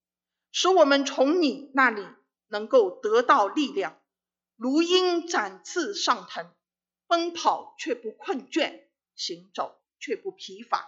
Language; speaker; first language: Chinese; native; Chinese